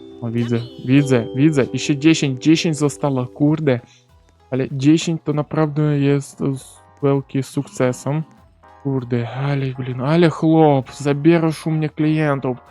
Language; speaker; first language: Polish; non-native, learner; Ukrainian